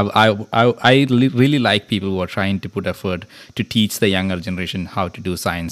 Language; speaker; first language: English; non-native, local second language; Malayalam